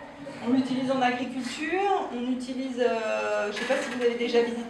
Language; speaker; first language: French; native; French